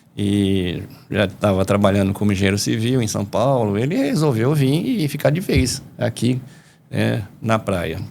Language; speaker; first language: Portuguese; early bilingual, other home language; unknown